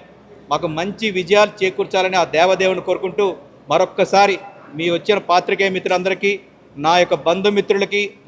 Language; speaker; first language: Telugu; native; Telugu